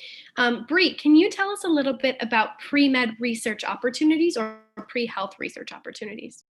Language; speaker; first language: English; native; English